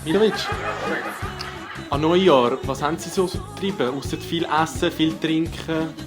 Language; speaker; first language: German; native; German